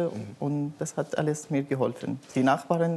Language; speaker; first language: German; non-native, learner; Arabic